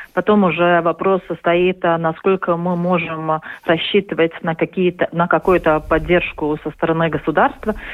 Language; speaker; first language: Russian; non-native, local second language; Latvian